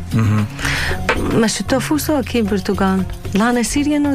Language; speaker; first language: Portuguese; non-native, learner; Arabic